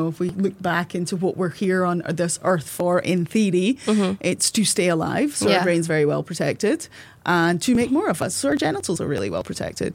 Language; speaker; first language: English; native; English